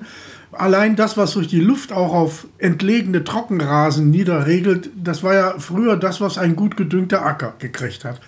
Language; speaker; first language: German; native; German